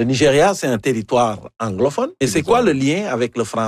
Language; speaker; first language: French; native; French